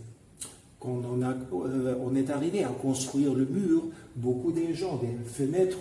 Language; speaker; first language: French; non-native, fluent; German